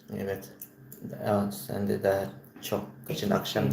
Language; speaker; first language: Turkish; non-native, learner; Filipino